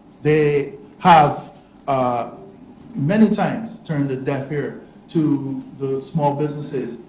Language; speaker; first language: English; native; English